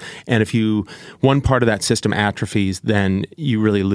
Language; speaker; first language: English; native; English